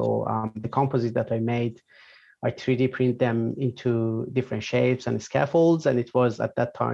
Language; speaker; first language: English; non-native, fluent; Persian